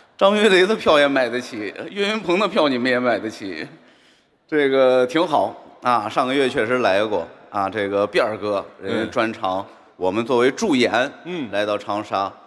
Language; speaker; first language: Chinese; native; Chinese